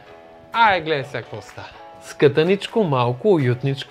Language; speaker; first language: Bulgarian; native; Bulgarian